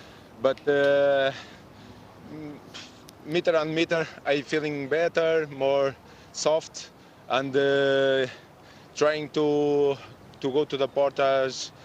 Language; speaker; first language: English; non-native, learner; Spanish